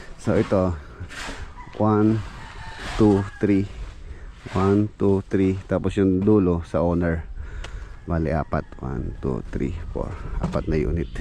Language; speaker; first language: Filipino; native; Filipino